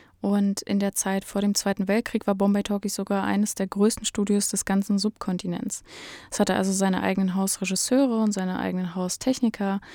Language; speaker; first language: German; early bilingual, other home language; Uzbek